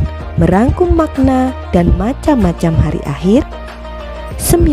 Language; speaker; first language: Indonesian; native; Indonesian